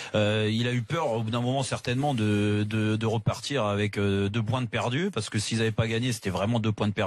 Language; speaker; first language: French; native; French